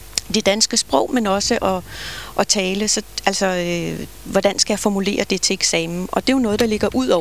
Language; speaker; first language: Danish; native; Danish